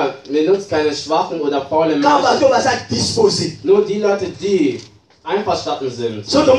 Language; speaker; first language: German; non-native, fluent; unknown